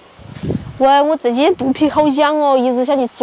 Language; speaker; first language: Chinese; native; Chinese